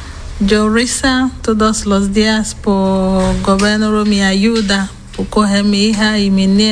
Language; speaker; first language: Spanish; non-native, learner; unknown